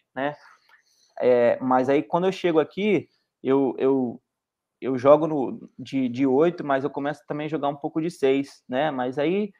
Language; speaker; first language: Portuguese; native; Portuguese